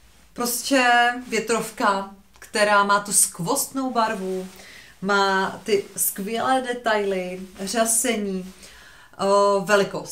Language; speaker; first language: Czech; native; Czech